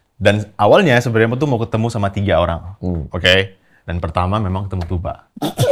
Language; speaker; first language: Indonesian; native; Indonesian